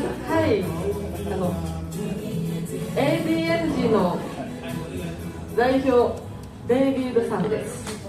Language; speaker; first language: Japanese; non-native, fluent; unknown